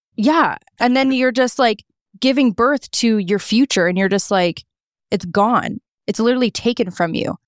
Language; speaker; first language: English; native; English